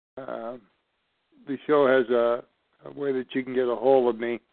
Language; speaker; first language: English; native; English